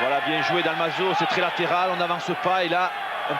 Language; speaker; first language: French; native; French